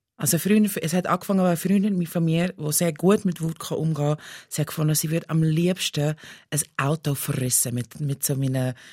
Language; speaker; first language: German; non-native, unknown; English